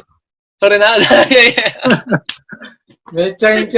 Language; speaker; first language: Japanese; non-native, learner; Indonesian